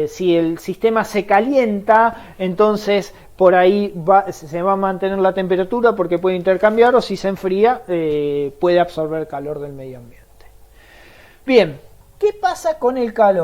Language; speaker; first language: Spanish; native; Spanish